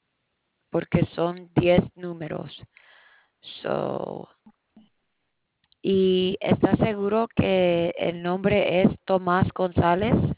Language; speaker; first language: Spanish; early bilingual, heritage; Spanish